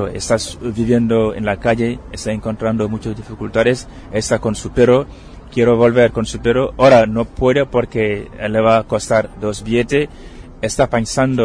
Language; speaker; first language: Spanish; non-native, fluent; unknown